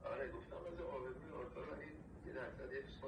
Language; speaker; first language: Persian; native; Persian